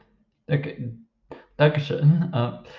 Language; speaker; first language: German; non-native, learner; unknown